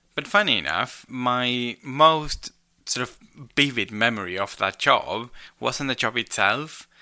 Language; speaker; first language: English; non-native, fluent; Spanish